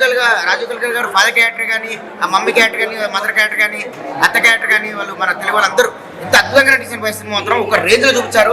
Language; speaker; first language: Telugu; native; Telugu